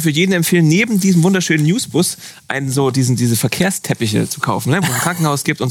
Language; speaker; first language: German; native; German